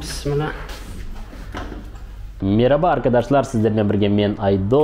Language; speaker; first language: Turkish; non-native, learner; Kazakh